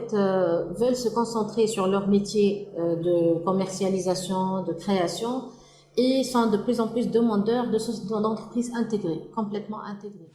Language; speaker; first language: French; non-native, local second language; Arabic